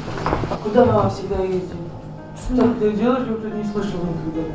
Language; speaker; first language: Russian; non-native, local second language; Uzbek